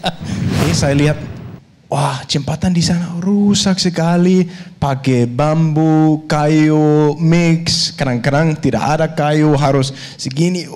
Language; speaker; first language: Indonesian; non-native, fluent; Danish